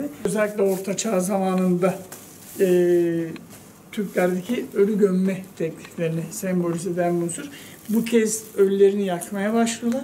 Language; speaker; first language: Turkish; native; Turkish